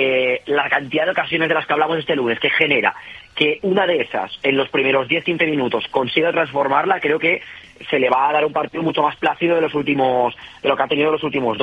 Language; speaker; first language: Spanish; native; Spanish